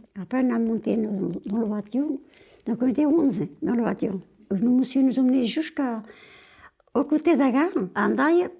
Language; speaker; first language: French; non-native, fluent; Portuguese